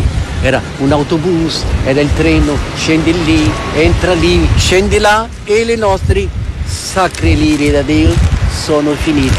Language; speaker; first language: Italian; non-native, fluent; Portuguese